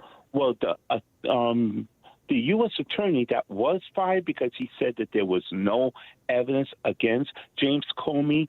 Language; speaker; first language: English; native; English